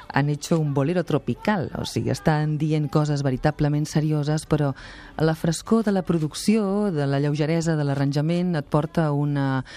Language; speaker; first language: Catalan; non-native, local second language; Spanish